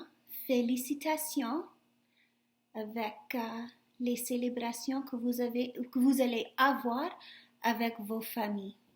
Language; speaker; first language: French; non-native, fluent; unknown